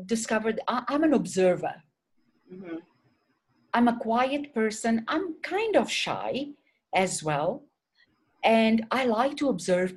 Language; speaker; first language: English; non-native, fluent; Portuguese